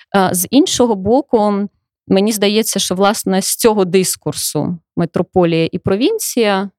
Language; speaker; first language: Ukrainian; native; Ukrainian